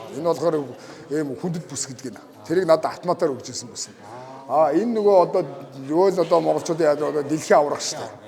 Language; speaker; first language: Mongolian; native; Mongolian